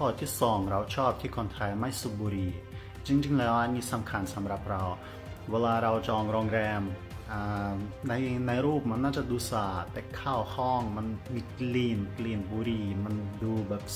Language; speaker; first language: Thai; non-native, fluent; Russian